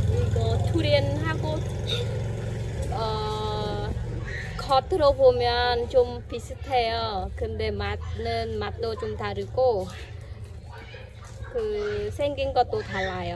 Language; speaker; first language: Korean; non-native, fluent; Khmer